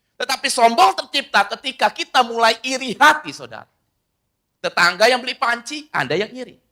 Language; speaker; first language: Indonesian; native; Indonesian